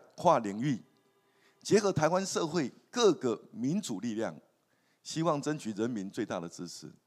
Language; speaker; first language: Chinese; native; Chinese